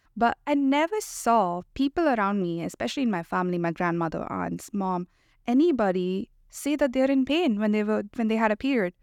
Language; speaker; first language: English; non-native, local second language; Hindi